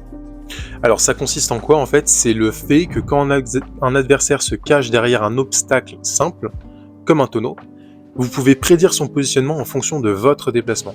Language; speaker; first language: French; native; French